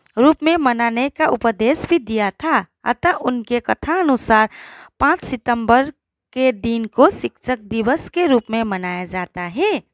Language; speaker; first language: Hindi; non-native, local second language; Assamese